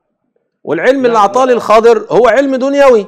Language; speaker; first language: Arabic; native; Arabic